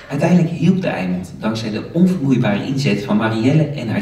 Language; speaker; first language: Dutch; native; Dutch